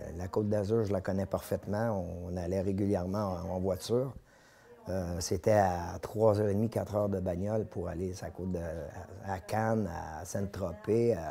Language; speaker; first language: French; native; French